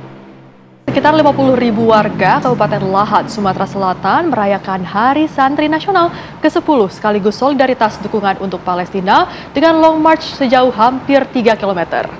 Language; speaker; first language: Indonesian; native; Indonesian